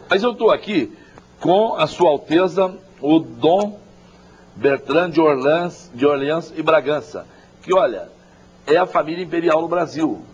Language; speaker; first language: Portuguese; native; Portuguese